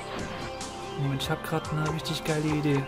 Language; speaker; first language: German; native; German